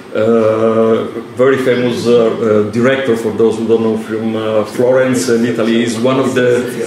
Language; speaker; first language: English; non-native, fluent; Italian